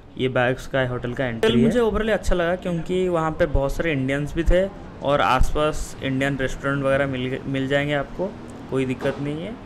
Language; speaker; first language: Hindi; non-native, local second language; Odia